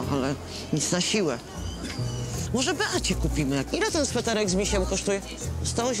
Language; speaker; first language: Polish; native; Polish